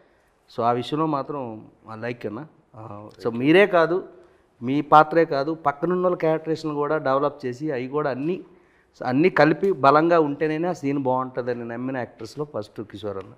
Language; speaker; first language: Telugu; native; Telugu